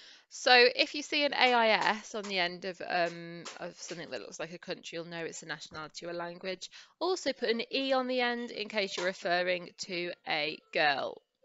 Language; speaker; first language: English; native; English